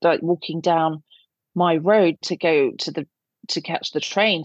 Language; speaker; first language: English; native; English